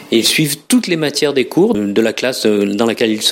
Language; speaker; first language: French; native; French